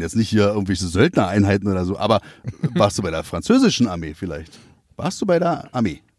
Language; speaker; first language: German; native; German